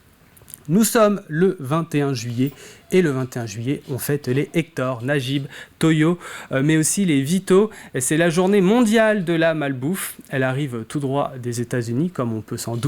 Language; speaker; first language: French; native; French